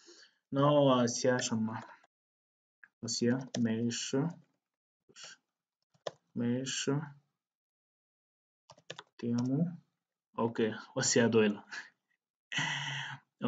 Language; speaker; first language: Chinese; non-native, fluent; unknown